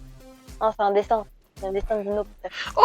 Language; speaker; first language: French; native; French